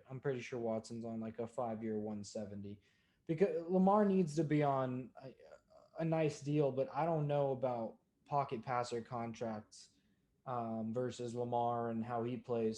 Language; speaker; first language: English; native; English